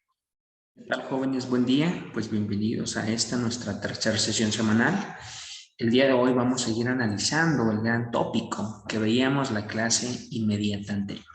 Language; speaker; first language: Spanish; native; Spanish